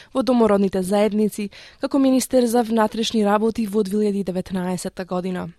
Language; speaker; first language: Macedonian; native; Macedonian